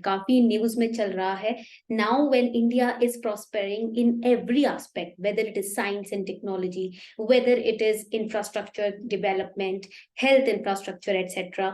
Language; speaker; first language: Hindi; native; Hindi